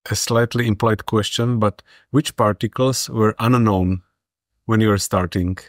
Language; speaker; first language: English; non-native, fluent; Slovak